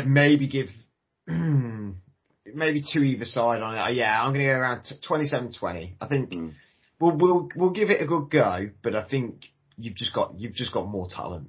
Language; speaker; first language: English; native; English